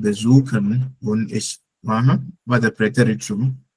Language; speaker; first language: German; non-native, learner; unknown